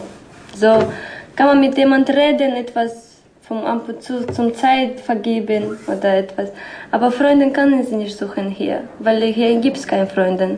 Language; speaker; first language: German; non-native, learner; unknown